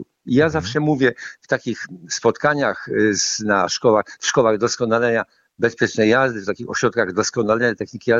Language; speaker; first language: Polish; native; Polish